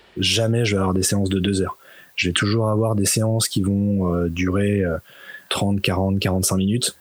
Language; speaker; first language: French; native; French